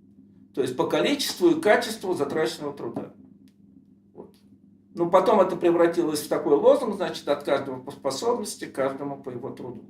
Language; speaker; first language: Russian; native; Russian